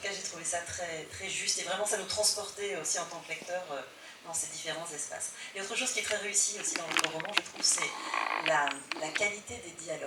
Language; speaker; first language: French; native; French